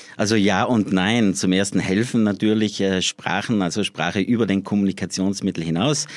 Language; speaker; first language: German; native; German